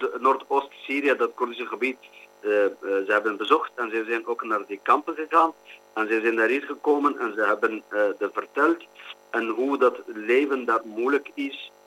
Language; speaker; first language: Dutch; non-native, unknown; Kurdish